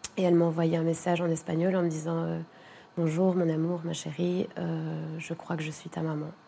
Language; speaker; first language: French; native; French